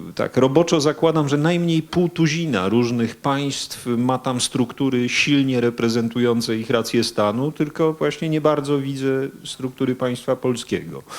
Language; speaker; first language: Polish; native; Polish